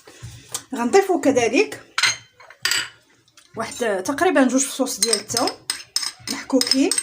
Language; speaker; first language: Arabic; native; Arabic